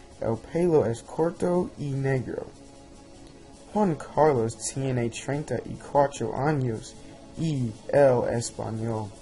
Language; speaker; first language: Spanish; non-native, learner; English